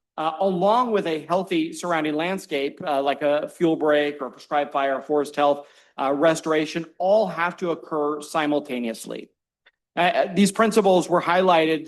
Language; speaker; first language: English; native; English